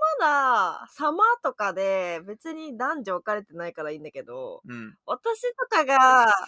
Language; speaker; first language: Japanese; native; Japanese